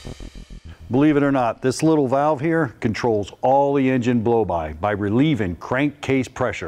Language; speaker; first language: English; native; English